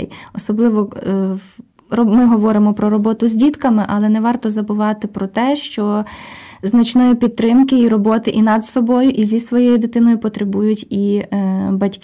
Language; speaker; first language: Ukrainian; native; Ukrainian